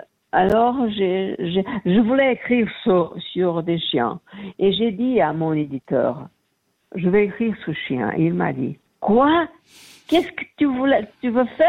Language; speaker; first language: French; non-native, learner; Portuguese